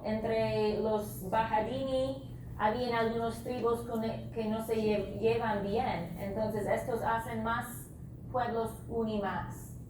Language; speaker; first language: Spanish; non-native, fluent; English